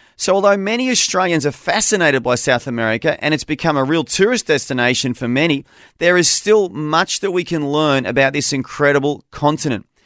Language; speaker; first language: English; native; English